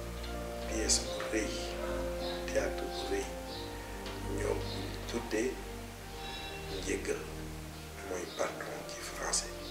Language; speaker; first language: French; non-native, local second language; Wolof